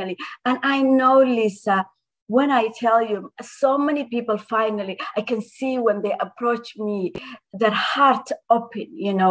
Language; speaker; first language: English; non-native, fluent; Somali